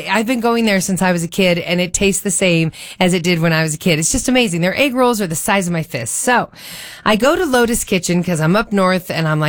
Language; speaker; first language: English; native; English